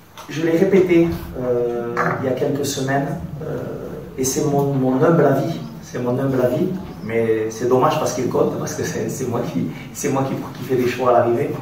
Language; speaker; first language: French; native; French